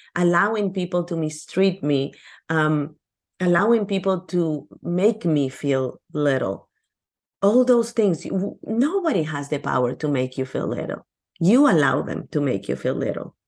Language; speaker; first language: English; non-native, fluent; Spanish